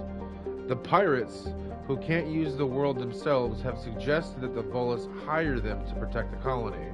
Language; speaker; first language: English; native; English